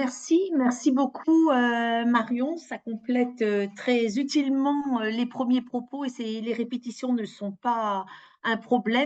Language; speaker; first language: French; native; French